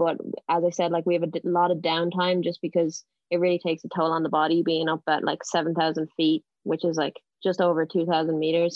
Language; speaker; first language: English; native; English